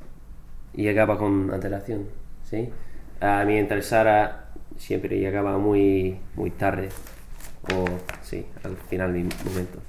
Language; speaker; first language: Spanish; non-native, fluent; English